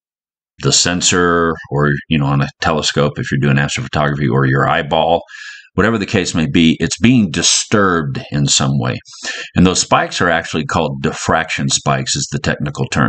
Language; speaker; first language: English; native; English